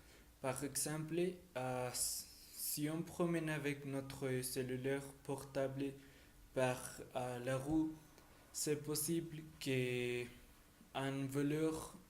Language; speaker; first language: French; non-native, learner; Spanish